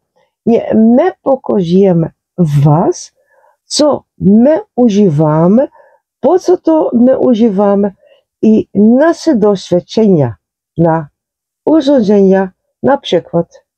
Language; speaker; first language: Polish; non-native, learner; Dutch